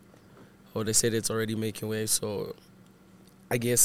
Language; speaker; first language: English; non-native, local second language; Zulu